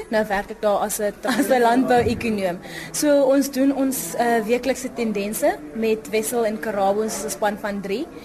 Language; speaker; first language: Afrikaans; non-native, local second language; Northern Sotho